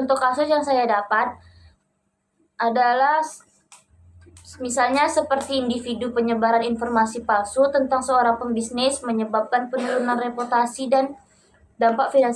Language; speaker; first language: Indonesian; native; Indonesian